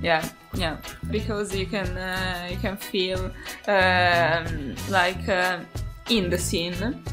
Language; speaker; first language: English; non-native, learner; Italian